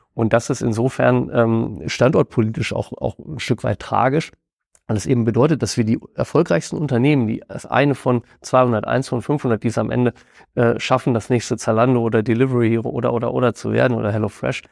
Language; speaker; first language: German; native; German